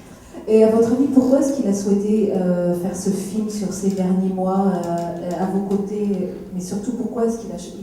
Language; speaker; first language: French; native; French